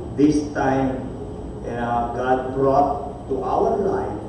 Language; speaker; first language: English; non-native, local second language; Filipino